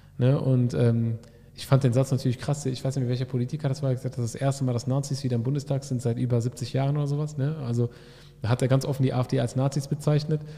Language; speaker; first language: German; early bilingual, other home language; Arabic